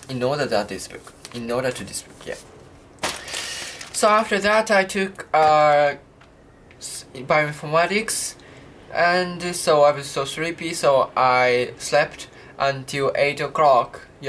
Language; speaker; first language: English; non-native, learner; Japanese